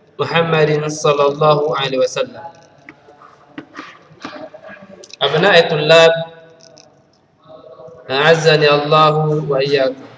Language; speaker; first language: Arabic; non-native, fluent; Indonesian